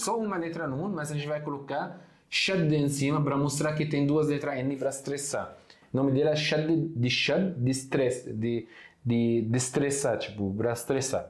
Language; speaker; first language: Portuguese; non-native, fluent; Arabic